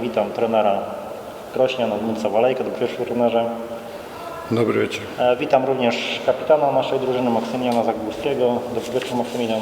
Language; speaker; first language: Polish; native; Polish